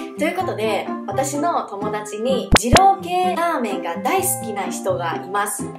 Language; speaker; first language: Japanese; non-native, fluent; Chinese